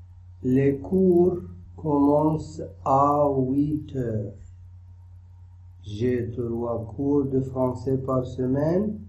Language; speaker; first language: French; non-native, fluent; Arabic